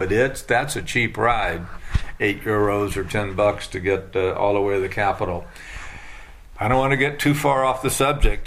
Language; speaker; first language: English; native; English